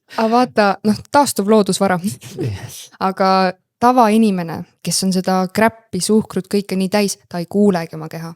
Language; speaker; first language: Estonian; native; Estonian